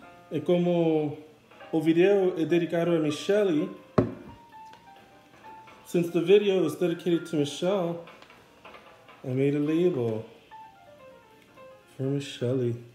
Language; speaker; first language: Portuguese; non-native, learner; English